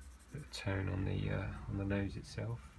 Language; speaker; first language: English; native; English